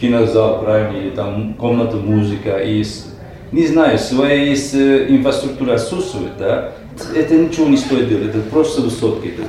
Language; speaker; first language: Russian; non-native, learner; Turkish